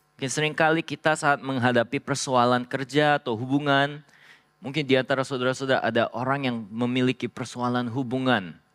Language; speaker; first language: Indonesian; non-native, fluent; Korean